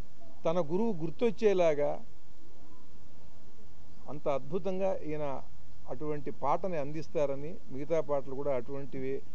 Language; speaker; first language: Telugu; native; Telugu